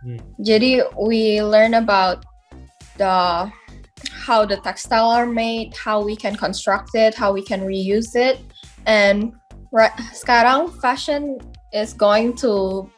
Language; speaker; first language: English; non-native, fluent; Indonesian